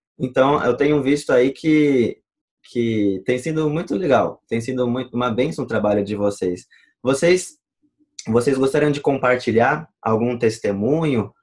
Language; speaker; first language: Portuguese; native; Portuguese